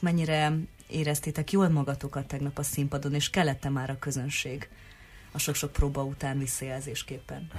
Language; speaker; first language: Hungarian; native; Hungarian